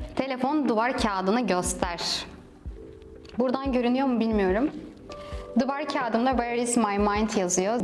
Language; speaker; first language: Turkish; non-native, fluent; Russian